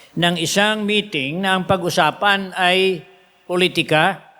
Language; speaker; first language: Filipino; non-native, local second language; Hiligaynon